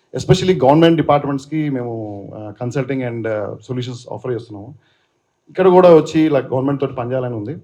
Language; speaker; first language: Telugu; native; Telugu